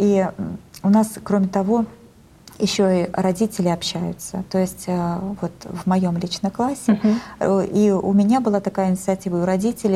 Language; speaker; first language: Russian; native; Russian